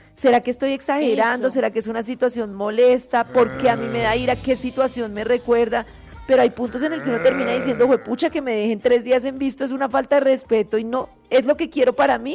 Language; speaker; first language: Spanish; native; Spanish